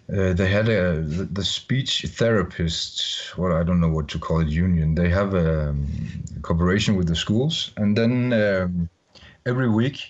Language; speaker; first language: English; non-native, fluent; Danish